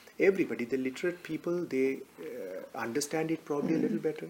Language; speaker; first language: English; non-native, local second language; Bangla